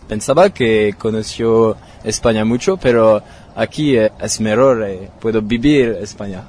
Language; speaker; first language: Spanish; non-native, learner; French